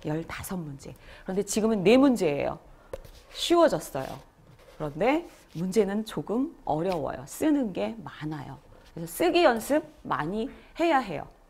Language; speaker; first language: Korean; native; Korean